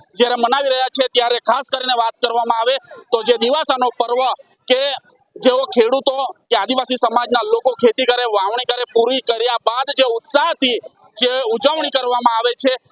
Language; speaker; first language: Gujarati; native; Gujarati